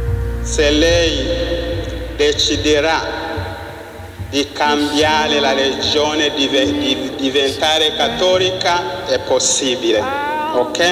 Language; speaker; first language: Italian; non-native, fluent; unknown